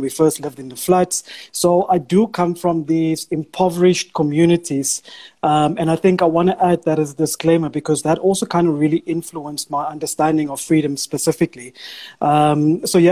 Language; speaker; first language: English; non-native, local second language; Afrikaans